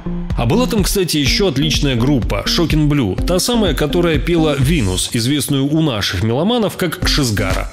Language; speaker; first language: Russian; native; Russian